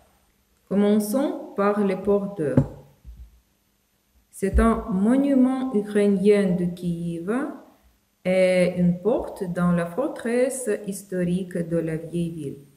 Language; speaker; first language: French; non-native, fluent; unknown